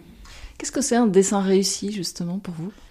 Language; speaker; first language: French; native; French